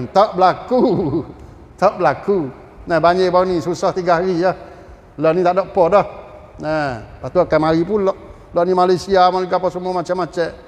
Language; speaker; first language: Malay; native; Malay